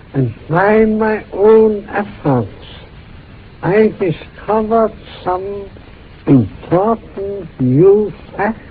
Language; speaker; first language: English; non-native, fluent; German